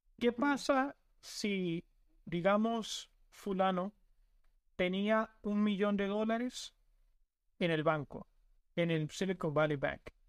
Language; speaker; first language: Spanish; native; Spanish